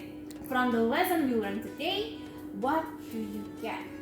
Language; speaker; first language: English; non-native, fluent; Indonesian